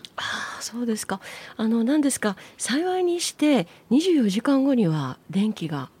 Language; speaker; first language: Japanese; native; Japanese